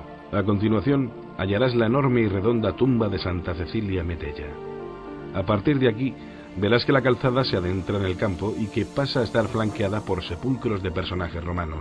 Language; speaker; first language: Spanish; native; Spanish